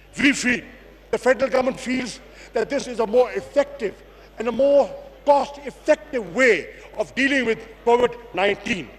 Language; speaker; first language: English; non-native, local second language; Urdu